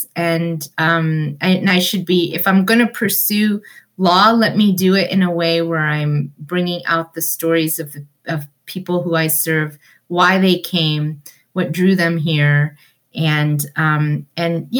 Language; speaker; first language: English; early bilingual, other home language; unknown